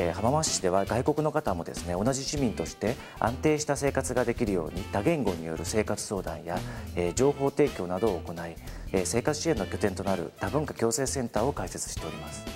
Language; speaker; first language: Japanese; native; Japanese